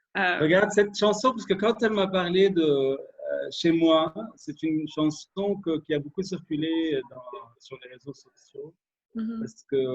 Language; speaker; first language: French; non-native, local second language; Arabic